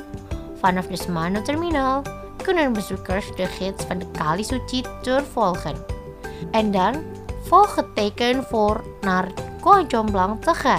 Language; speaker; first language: Dutch; non-native, fluent; Indonesian